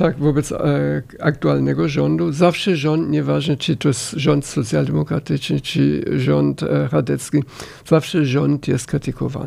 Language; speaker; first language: Polish; non-native, fluent; German